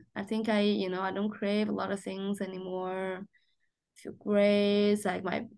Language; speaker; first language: English; non-native, fluent; Chinese